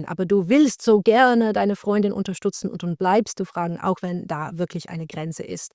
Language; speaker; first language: German; non-native, fluent; Dutch